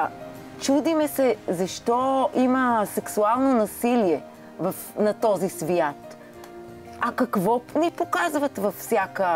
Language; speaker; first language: Bulgarian; non-native, fluent; Hebrew